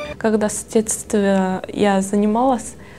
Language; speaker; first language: Russian; non-native, learner; Korean